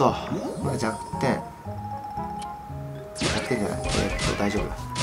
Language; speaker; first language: Japanese; native; Japanese